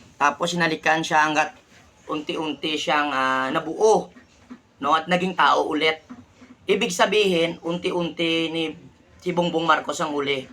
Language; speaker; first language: Filipino; non-native, local second language; Hiligaynon